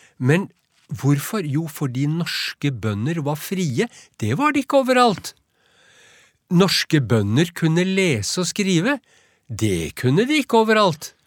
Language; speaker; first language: Norwegian; native; Norwegian